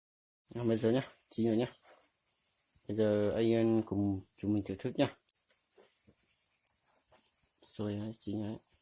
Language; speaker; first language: Vietnamese; non-native, local second language; Hmong